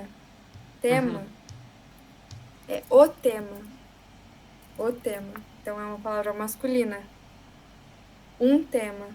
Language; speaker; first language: Portuguese; native; Portuguese